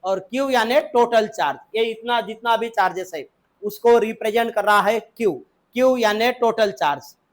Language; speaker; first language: Hindi; non-native, local second language; Marathi